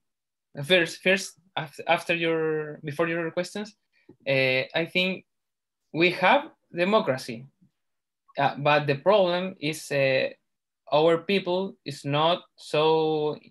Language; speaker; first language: English; non-native, learner; Spanish